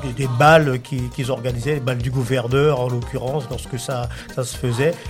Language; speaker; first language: French; native; French